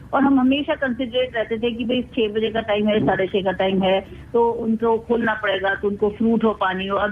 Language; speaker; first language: Hindi; non-native, local second language; Tamil